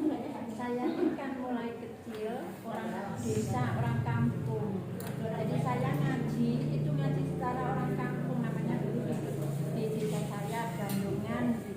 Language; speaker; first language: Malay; non-native, local second language; Javanese